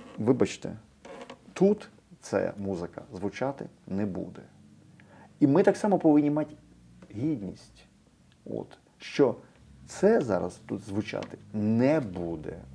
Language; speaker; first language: Ukrainian; native; Ukrainian